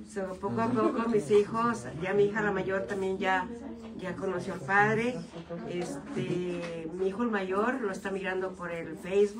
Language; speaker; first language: Spanish; native; Spanish